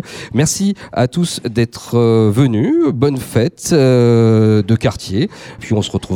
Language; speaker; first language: French; native; French